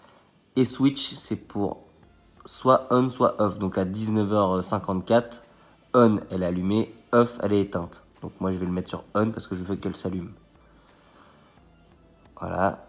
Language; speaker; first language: French; native; French